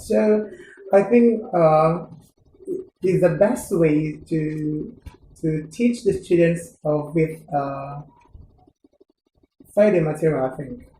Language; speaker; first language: English; non-native, learner; Indonesian